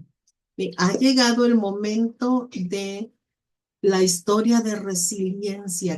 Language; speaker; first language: Spanish; native; Spanish